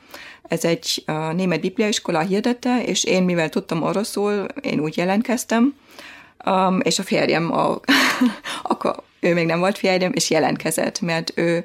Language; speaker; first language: Hungarian; non-native, fluent; German